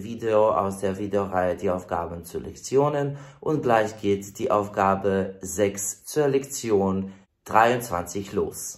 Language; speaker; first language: German; non-native, fluent; Serbian